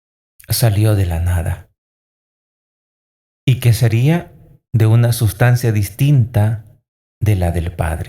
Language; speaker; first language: Spanish; native; Spanish